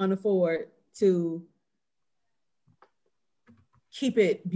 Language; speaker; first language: English; native; English